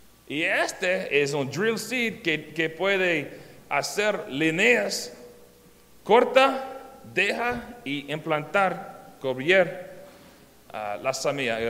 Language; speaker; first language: Spanish; non-native, learner; English